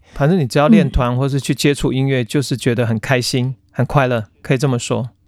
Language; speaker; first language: Chinese; native; Chinese